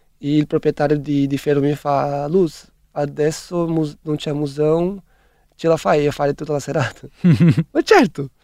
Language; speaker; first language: Italian; non-native, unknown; Portuguese